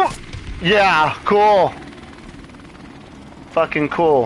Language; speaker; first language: English; native; English